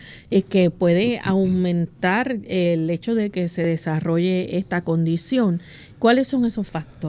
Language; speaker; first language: Spanish; native; Spanish